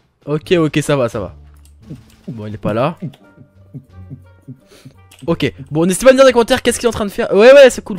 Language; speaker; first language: French; native; French